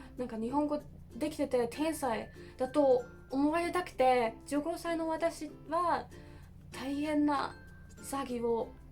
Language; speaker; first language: Japanese; non-native, fluent; German